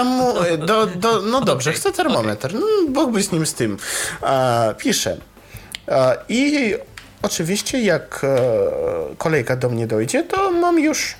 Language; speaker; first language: Polish; non-native, fluent; Russian